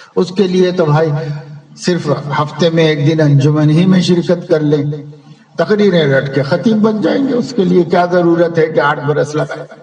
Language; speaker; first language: Urdu; native; Urdu